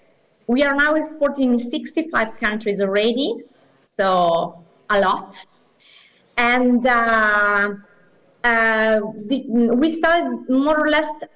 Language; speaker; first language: English; non-native, fluent; Italian